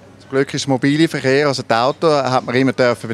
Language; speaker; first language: German; native; German